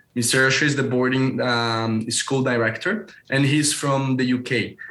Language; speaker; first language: English; non-native, fluent; Portuguese